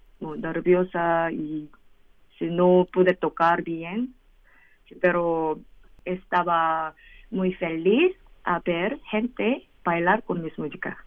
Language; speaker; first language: Spanish; non-native, learner; Korean